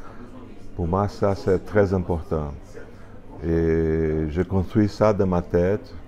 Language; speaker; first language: French; non-native, fluent; Portuguese